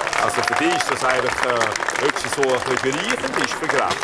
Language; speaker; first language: German; native; German